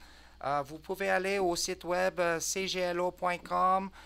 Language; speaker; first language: French; non-native, learner; English